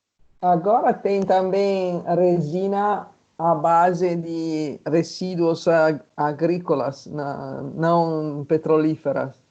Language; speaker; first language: Portuguese; non-native, fluent; Italian